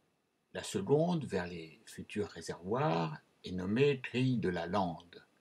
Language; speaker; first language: French; native; French